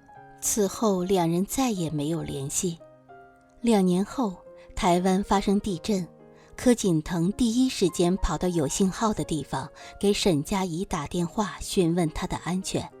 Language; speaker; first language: Chinese; native; Chinese